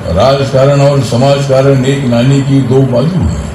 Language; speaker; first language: Hindi; non-native, local second language; Marathi